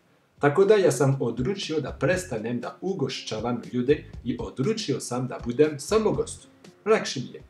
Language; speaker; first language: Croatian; non-native, fluent; French